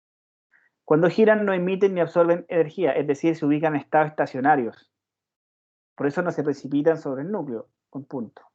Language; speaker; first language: Spanish; native; Spanish